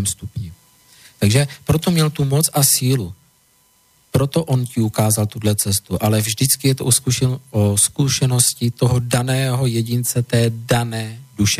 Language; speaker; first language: Czech; native; Czech